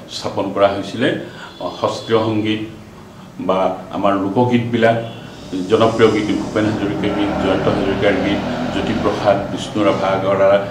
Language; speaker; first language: Assamese; native; Assamese